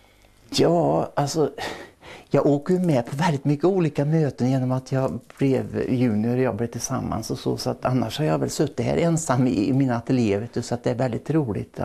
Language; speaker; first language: Swedish; native; Swedish